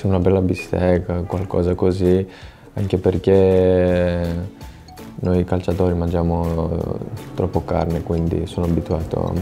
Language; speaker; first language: Italian; non-native, fluent; Greek